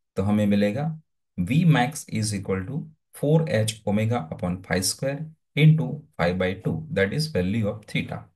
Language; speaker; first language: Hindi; non-native, local second language; Gujarati